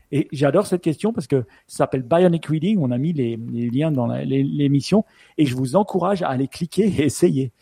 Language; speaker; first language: French; native; French